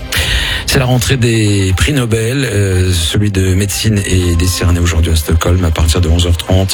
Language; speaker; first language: French; native; French